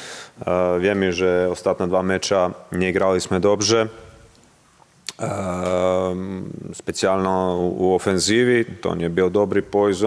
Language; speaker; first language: Polish; non-native, learner; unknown